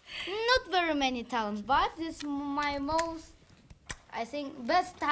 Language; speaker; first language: English; non-native, fluent; Kazakh